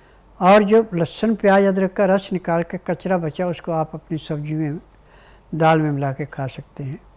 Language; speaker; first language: Hindi; native; Hindi